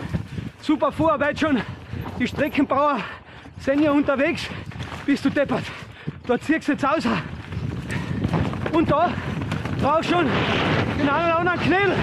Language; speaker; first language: German; native; German